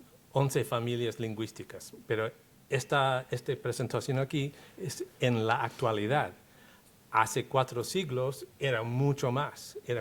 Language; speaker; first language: Spanish; non-native, fluent; English